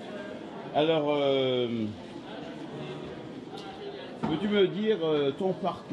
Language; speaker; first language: French; native; French